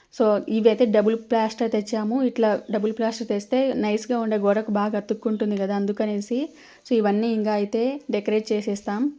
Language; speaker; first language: Telugu; native; Telugu